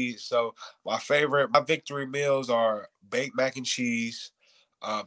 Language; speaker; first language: English; native; English